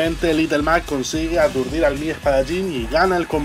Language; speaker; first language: Spanish; native; Spanish